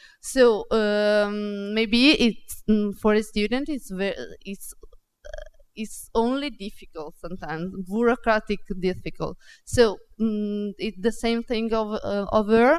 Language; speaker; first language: English; non-native, fluent; Italian